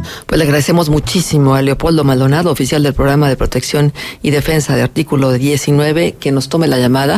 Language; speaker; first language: Spanish; native; Spanish